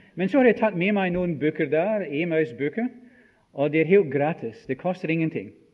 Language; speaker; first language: Norwegian; non-native, fluent; English